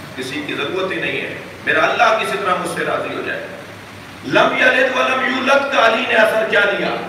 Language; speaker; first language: Urdu; non-native, local second language; Sindhi